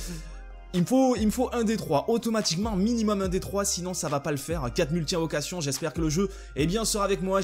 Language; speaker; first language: French; native; French